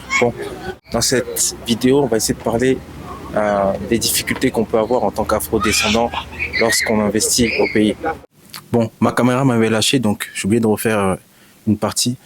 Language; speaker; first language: French; native; French